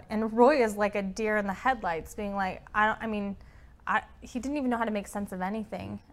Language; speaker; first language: English; native; English